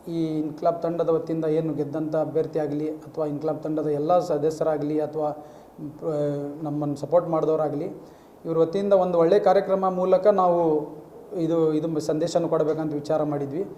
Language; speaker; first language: Kannada; non-native, local second language; Urdu